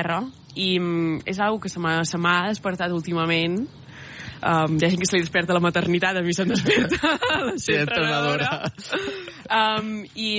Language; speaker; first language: Catalan; native; Catalan